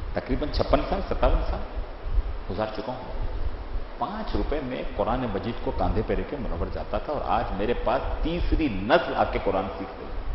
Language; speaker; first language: Urdu; non-native, local second language; Gujarati